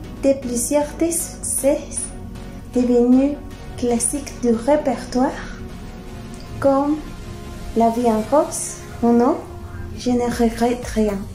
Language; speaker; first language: French; non-native, fluent; Spanish